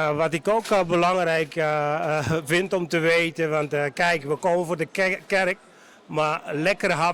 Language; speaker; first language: Dutch; non-native, local second language; Papiamento